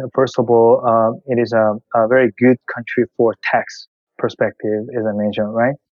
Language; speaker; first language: English; non-native, fluent; Korean